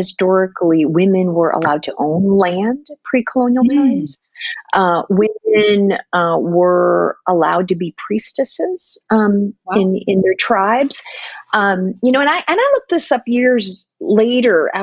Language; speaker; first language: English; non-native, local second language; Filipino